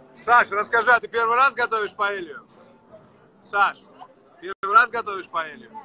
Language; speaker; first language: Russian; native; Russian